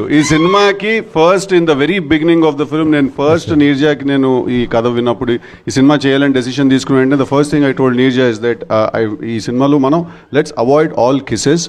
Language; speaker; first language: Telugu; native; Telugu